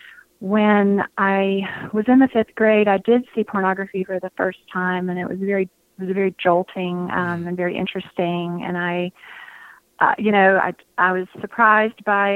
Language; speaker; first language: English; native; English